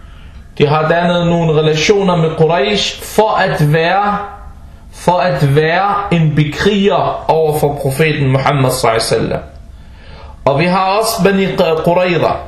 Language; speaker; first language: Danish; non-native, fluent; Arabic